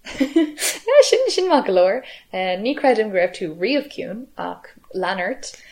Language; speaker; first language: Irish; non-native, local second language; English